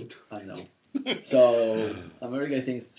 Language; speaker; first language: English; non-native, fluent; Spanish